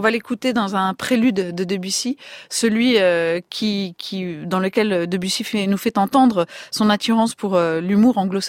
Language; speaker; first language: French; native; French